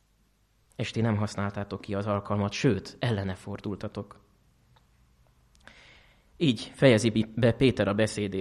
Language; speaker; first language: Hungarian; native; Hungarian